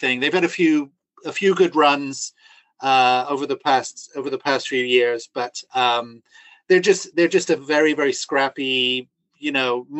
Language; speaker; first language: English; native; English